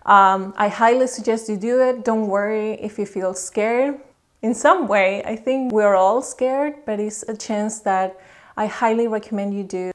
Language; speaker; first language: English; non-native, fluent; Spanish